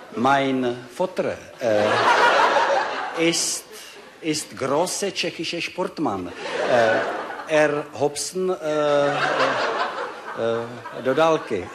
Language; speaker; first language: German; non-native, learner; Czech